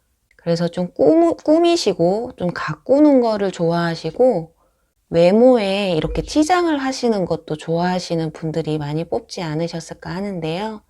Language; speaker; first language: Korean; native; Korean